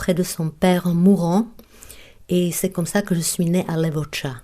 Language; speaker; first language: French; non-native, fluent; Czech